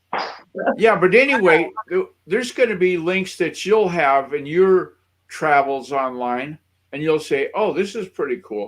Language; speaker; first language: English; native; English